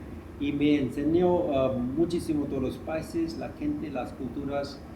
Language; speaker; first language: Spanish; non-native, fluent; Hindi